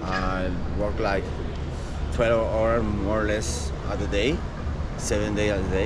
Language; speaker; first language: English; non-native, learner; Spanish